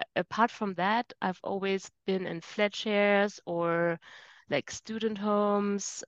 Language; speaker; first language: English; non-native, fluent; German